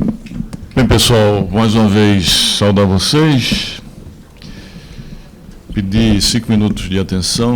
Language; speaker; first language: Portuguese; native; Portuguese